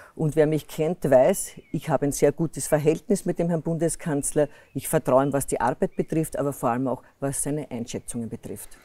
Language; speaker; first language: German; native; German